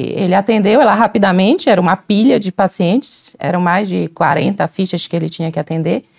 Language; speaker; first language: Portuguese; native; Portuguese